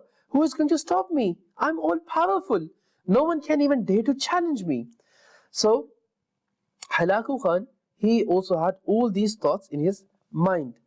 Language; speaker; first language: English; non-native, local second language; Urdu